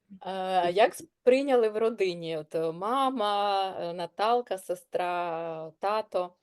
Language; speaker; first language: Ukrainian; non-native, local second language; Russian